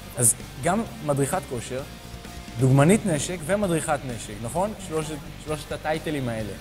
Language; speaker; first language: Hebrew; native; Hebrew